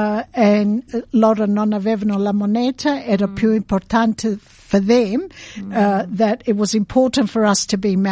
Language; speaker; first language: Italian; early bilingual, heritage; Italian